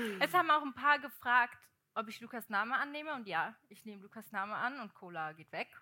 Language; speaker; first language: German; early bilingual, other home language; Portuguese